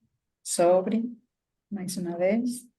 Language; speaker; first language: Portuguese; non-native, learner; Spanish